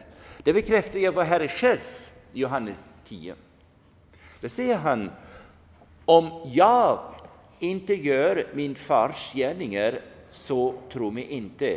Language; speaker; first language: Swedish; non-native, fluent; German